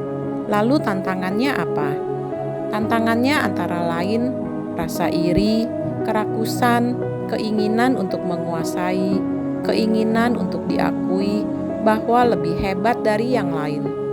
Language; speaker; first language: Indonesian; native; Indonesian